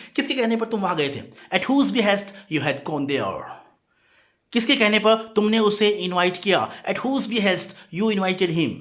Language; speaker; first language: Hindi; native; Hindi